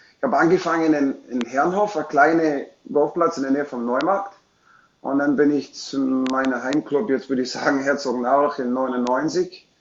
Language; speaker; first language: German; non-native, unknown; English